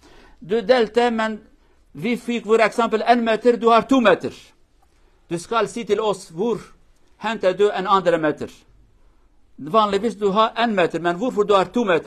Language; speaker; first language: Norwegian; non-native, fluent; Kurdish